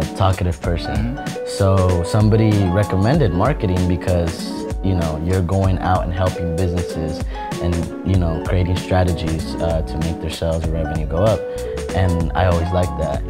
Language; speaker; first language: English; early bilingual, other home language; Spanish